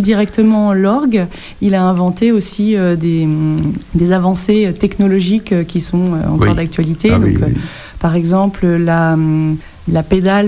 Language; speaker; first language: French; native; French